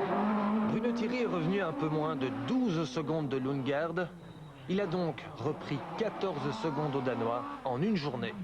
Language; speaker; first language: French; native; French